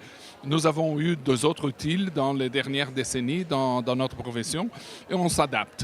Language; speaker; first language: French; non-native, fluent; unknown